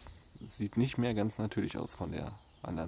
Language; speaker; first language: German; native; German